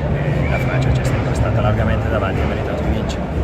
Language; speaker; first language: Italian; native; Italian